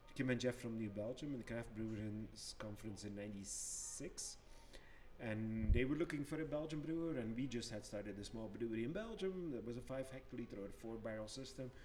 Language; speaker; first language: English; non-native, fluent; Dutch